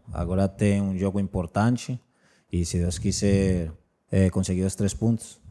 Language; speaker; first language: Portuguese; non-native, learner; Spanish